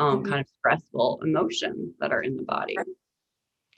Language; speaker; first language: English; native; English